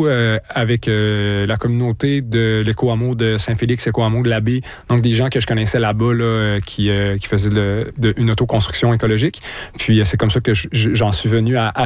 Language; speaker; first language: French; native; French